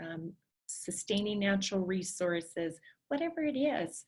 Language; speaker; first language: English; native; English